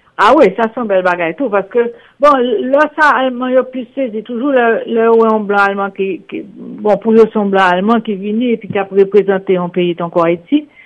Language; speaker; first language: French; non-native, local second language; Haitian Creole